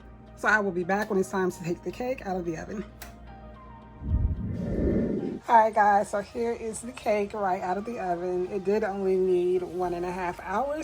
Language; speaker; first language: English; native; English